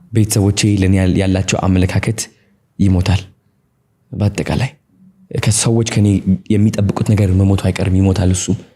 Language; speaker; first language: Amharic; non-native, local second language; Tigrinya